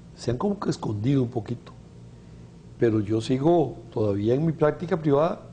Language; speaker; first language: Spanish; native; Spanish